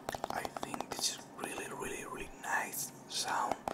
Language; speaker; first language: English; non-native, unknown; Spanish